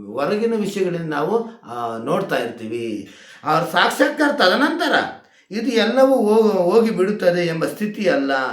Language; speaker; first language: Kannada; non-native, local second language; Hindi